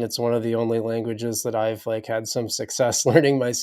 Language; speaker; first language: English; native; English